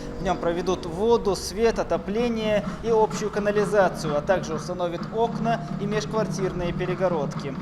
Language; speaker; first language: Russian; non-native, local second language; Chechen